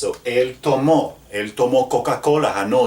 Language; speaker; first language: Spanish; non-native, fluent; English